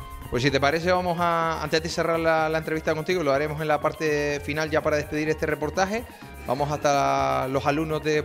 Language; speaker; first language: Spanish; native; Spanish